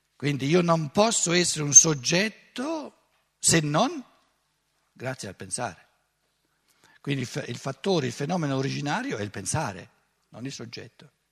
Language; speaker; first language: Italian; native; Italian